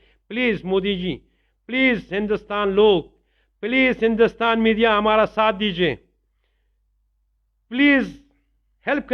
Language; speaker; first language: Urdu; non-native, learner; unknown